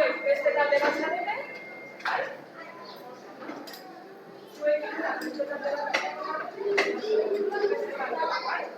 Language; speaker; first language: Basque; non-native, local second language; Spanish